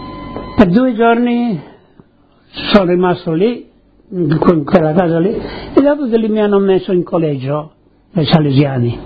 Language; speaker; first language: Italian; early bilingual, heritage; Italian